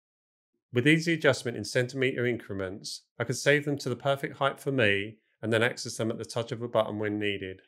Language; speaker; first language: English; native; English